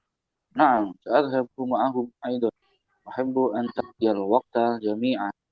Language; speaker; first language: Arabic; non-native, learner; Indonesian